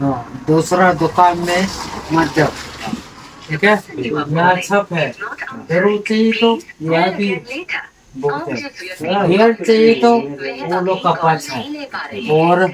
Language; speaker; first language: Hindi; non-native, local second language; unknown